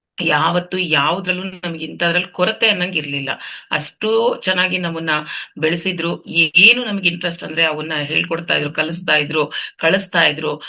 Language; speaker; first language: Kannada; non-native, local second language; Telugu